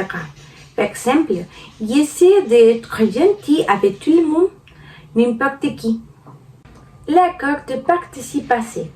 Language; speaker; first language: French; non-native, learner; Spanish